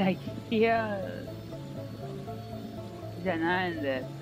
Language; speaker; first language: Japanese; non-native, learner; English